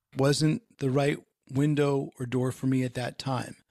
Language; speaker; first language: English; native; English